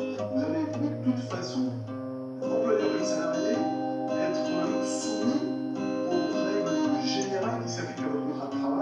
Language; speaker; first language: French; native; French